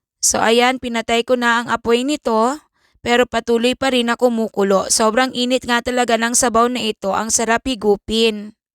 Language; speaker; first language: Filipino; native; Filipino